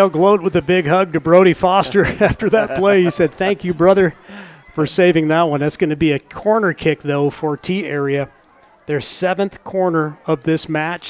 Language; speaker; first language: English; native; English